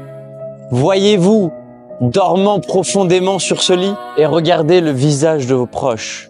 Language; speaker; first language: French; native; French